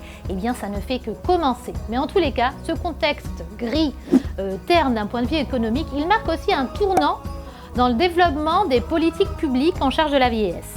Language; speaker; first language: French; native; French